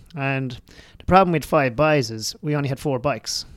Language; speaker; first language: English; native; English